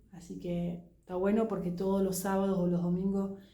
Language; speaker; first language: Spanish; non-native, fluent; French